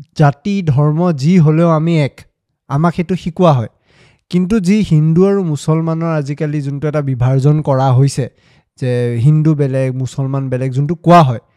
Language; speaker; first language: Assamese; native; Assamese